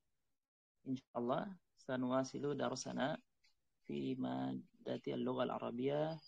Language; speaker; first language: Arabic; non-native, fluent; Indonesian